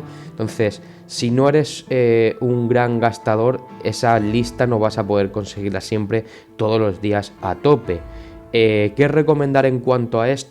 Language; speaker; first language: Spanish; native; Spanish